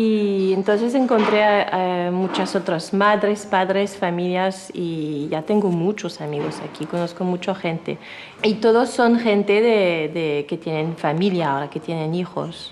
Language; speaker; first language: Spanish; non-native, fluent; French